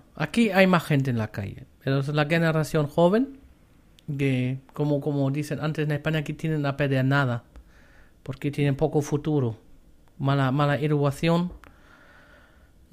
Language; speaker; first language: Spanish; non-native, fluent; German